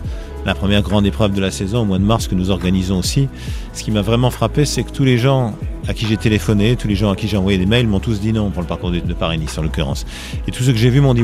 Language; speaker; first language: French; native; French